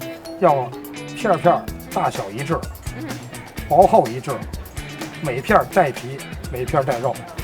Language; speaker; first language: Chinese; native; Chinese